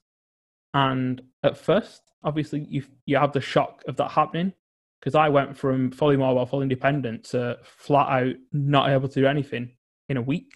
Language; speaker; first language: English; native; English